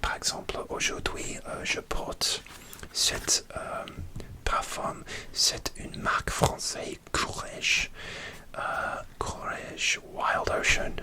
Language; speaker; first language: French; non-native, learner; English